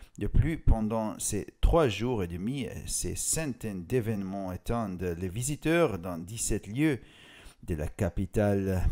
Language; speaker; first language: French; non-native, fluent; Hungarian